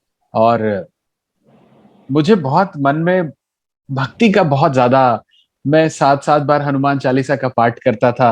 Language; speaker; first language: Hindi; native; Hindi